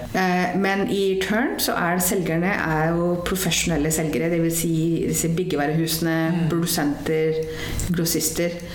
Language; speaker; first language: Norwegian; non-native, fluent; Hindi